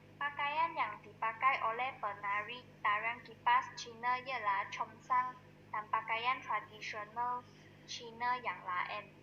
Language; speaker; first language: Malay; non-native, local second language; Chinese